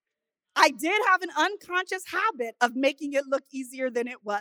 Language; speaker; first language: English; native; English